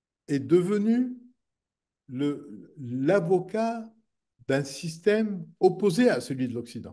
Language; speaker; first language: French; non-native, local second language; Arabic